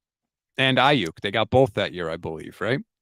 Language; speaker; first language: English; native; English